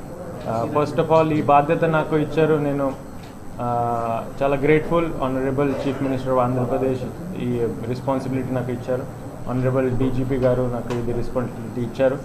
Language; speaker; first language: Telugu; non-native, learner; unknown